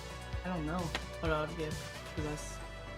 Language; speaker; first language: English; native; English